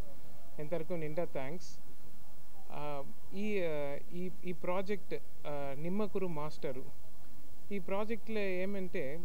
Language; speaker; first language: Telugu; non-native, learner; Tamil